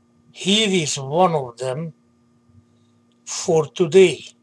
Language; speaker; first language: English; non-native, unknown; Hungarian